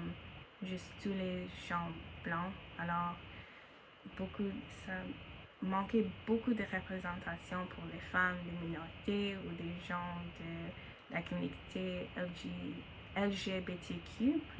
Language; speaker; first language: French; non-native, learner; English